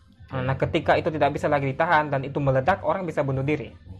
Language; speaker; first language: Indonesian; non-native, local second language; Buginese